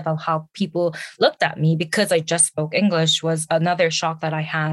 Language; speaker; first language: English; early bilingual, other home language; Korean